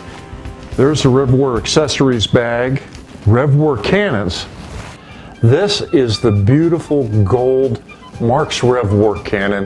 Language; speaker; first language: English; native; English